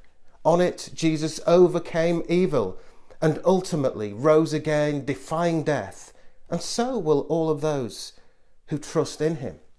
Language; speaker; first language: English; native; English